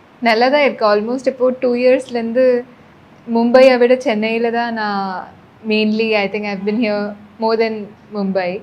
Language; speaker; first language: Tamil; non-native, fluent; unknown